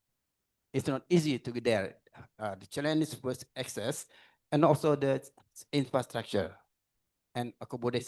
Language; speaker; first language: English; non-native, learner; Indonesian